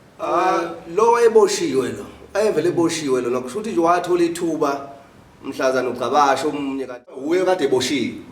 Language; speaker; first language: Zulu; native; Zulu